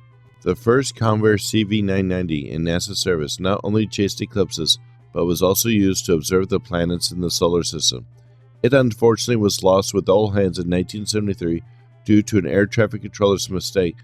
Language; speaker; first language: English; native; English